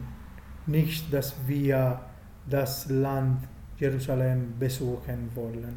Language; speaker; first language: German; non-native, fluent; Italian